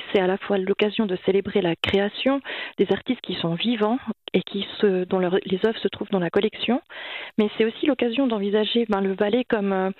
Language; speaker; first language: French; native; French